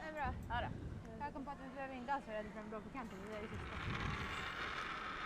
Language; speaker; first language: Swedish; native; Swedish